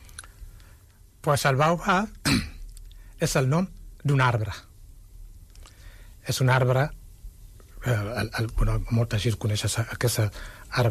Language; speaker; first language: Catalan; non-native, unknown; Wolof